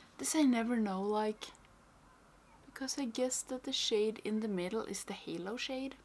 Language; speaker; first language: English; non-native, fluent; Swedish